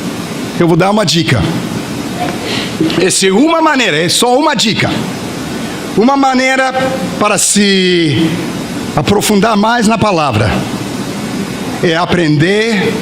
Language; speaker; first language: Portuguese; non-native, fluent; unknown